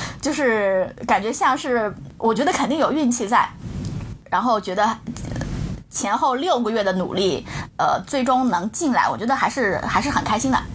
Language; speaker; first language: Chinese; native; Chinese